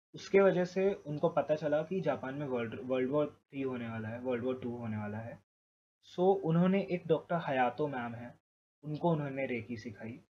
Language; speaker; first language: Hindi; native; Hindi